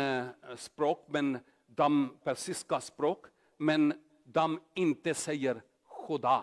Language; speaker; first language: Swedish; non-native, learner; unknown